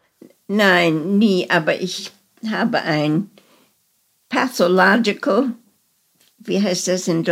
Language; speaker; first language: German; early bilingual, heritage; German